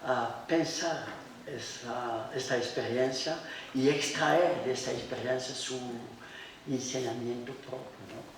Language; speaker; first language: Spanish; non-native, learner; French